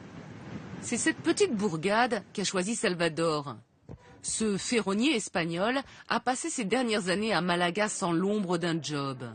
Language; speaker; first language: French; native; French